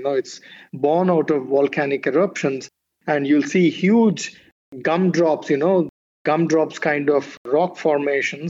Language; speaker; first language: English; non-native, local second language; Kannada